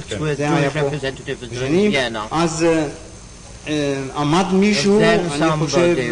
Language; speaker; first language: Hebrew; non-native, fluent; German